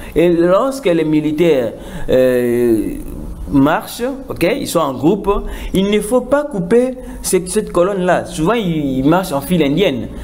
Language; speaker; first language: French; non-native, local second language; Lingala